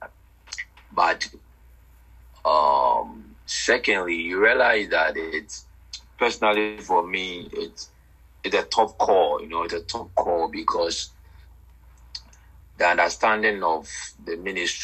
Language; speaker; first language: English; non-native, local second language; Akan